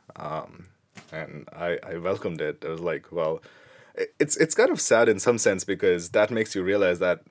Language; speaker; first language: English; non-native, local second language; Punjabi